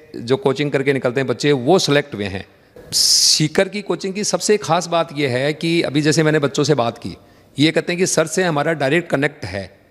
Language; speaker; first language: Hindi; native; Hindi